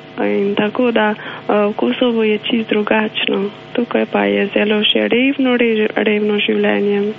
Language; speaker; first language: Slovenian; non-native, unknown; Albanian